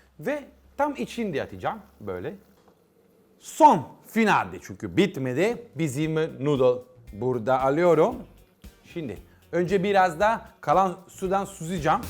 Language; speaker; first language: Turkish; non-native, learner; Italian